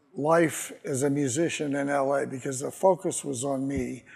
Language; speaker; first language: English; native; English